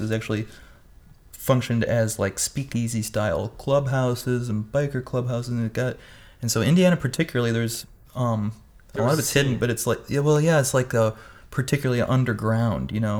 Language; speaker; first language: English; native; English